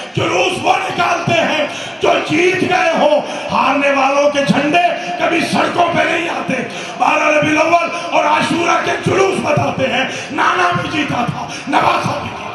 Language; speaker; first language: Urdu; non-native, local second language; Punjabi